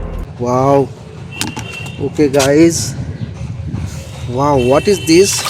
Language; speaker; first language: English; non-native, learner; Indonesian